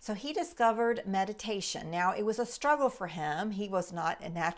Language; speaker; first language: English; native; English